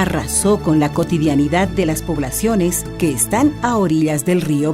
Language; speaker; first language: Spanish; native; Spanish